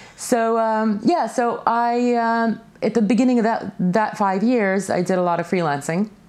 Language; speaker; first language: English; early bilingual, other home language; Russian